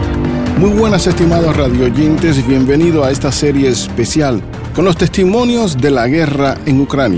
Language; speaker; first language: Spanish; non-native, fluent; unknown